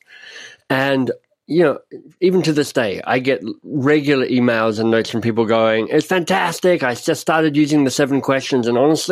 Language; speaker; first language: English; native; English